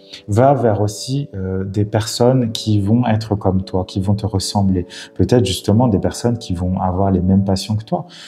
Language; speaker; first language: French; native; French